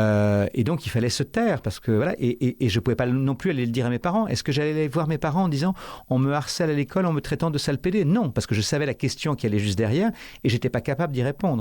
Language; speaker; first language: French; native; French